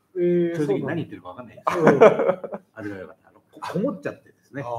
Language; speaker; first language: Japanese; native; Japanese